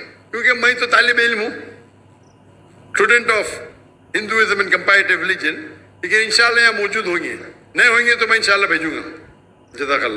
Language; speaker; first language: Hindi; non-native, local second language; Konkani